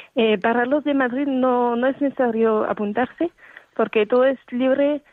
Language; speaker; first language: Spanish; non-native, fluent; French